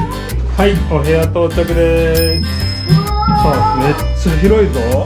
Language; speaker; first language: Japanese; native; Japanese